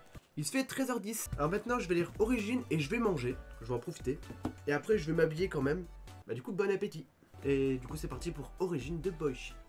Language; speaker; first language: French; native; French